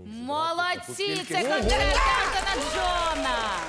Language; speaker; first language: Ukrainian; native; Ukrainian